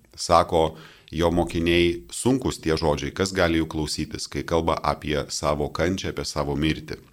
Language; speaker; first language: Lithuanian; non-native, local second language; Polish